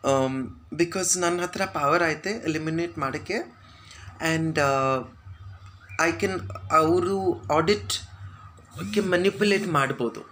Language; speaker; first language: Kannada; non-native, learner; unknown